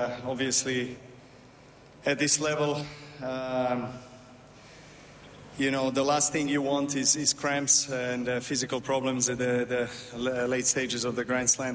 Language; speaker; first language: English; non-native, fluent; Serbian